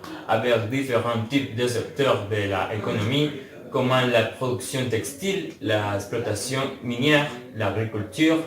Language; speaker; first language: French; non-native, learner; Spanish